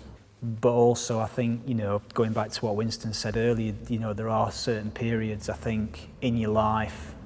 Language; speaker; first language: English; native; English